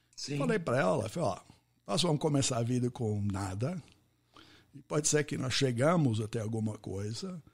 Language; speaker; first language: Portuguese; non-native, fluent; English